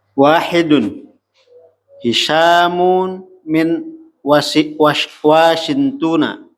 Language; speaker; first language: Arabic; non-native, learner; Indonesian